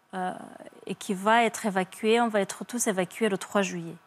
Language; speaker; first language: French; early bilingual, other home language; Kinyarwanda